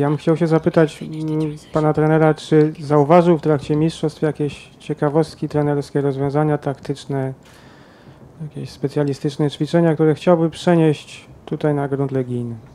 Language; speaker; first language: Polish; native; Polish